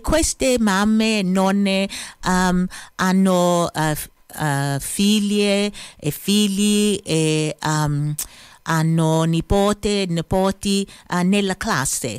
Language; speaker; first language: Italian; early bilingual, heritage; English